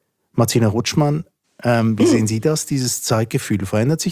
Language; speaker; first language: German; native; German